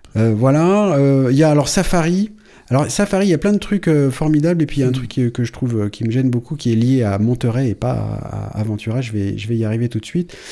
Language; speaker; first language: French; native; French